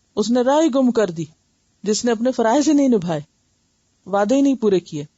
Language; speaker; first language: Urdu; native; Urdu